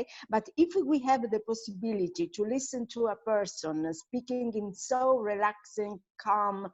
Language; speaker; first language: English; non-native, fluent; Italian